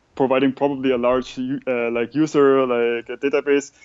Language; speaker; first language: English; non-native, fluent; German